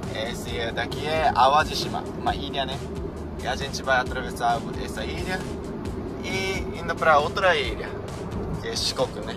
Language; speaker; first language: Portuguese; non-native, fluent; Japanese